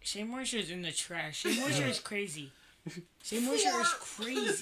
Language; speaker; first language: English; native; English